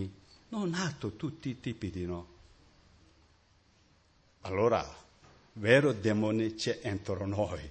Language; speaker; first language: Italian; non-native, learner; Tibetan